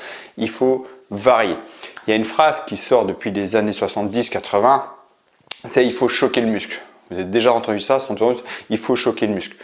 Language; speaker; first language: French; native; French